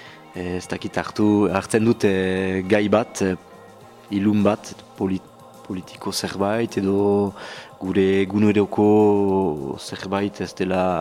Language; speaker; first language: Basque; non-native, learner; French